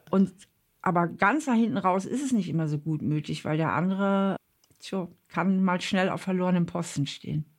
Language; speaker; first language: German; native; German